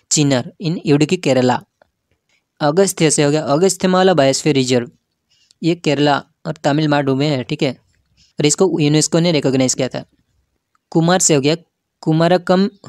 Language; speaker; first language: Hindi; non-native, local second language; Odia